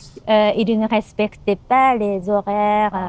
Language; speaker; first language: French; non-native, learner; Japanese